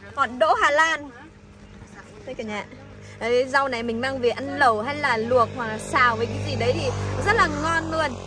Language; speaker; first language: Vietnamese; non-native, local second language; Hmong